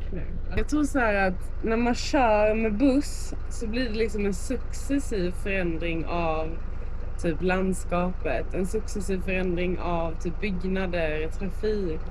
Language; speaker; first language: Swedish; native; Swedish